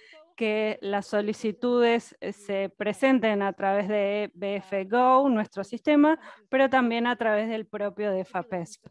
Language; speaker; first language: Spanish; native; Spanish